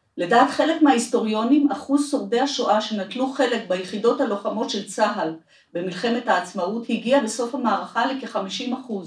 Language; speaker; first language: Hebrew; native; Hebrew